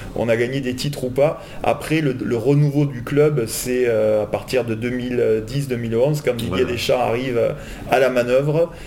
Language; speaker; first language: French; native; French